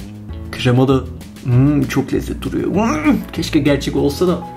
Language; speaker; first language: Turkish; non-native, fluent; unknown